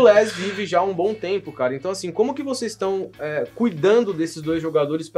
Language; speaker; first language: Portuguese; native; Portuguese